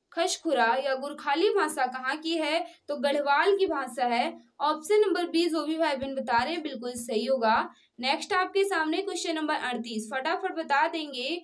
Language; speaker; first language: Hindi; native; Hindi